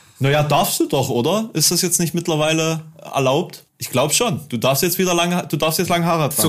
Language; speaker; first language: German; native; German